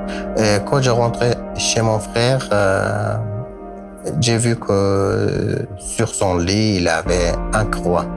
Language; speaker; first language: French; non-native, learner; Kurdish